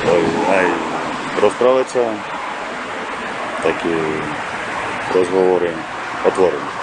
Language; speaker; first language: Slovak; non-native, learner; Russian